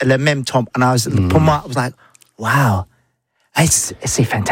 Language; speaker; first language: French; non-native, learner; English